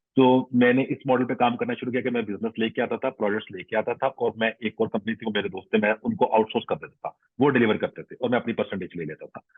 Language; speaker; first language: Urdu; non-native, local second language; Punjabi